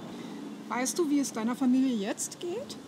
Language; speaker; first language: German; native; German